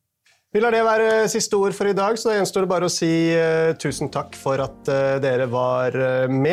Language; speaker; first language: Norwegian; native; Norwegian